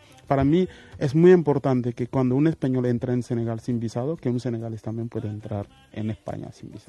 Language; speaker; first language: Spanish; non-native, fluent; Wolof